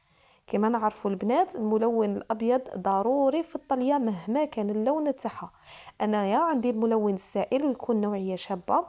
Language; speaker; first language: Arabic; native; Arabic